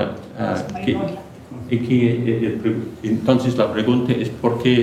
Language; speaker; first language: Spanish; non-native, fluent; English